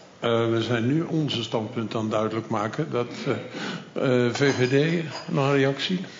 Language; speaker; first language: Dutch; native; Dutch